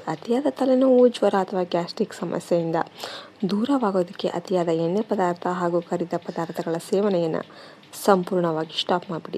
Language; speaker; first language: Kannada; native; Kannada